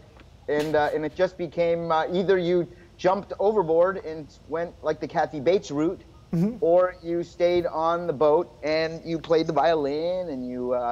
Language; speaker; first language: English; native; English